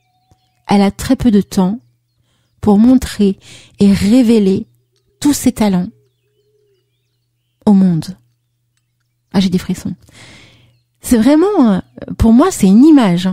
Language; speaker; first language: French; native; French